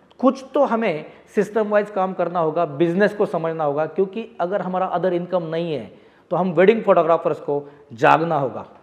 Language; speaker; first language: Hindi; non-native, local second language; Marathi